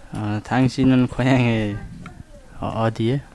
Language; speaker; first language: Korean; non-native, learner; Nepali